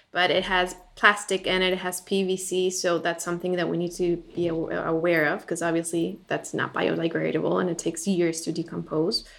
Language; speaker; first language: English; non-native, fluent; Spanish